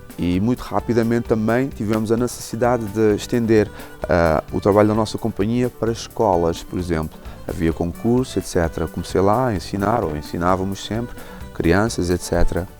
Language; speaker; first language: Portuguese; non-native, local second language; Kabuverdianu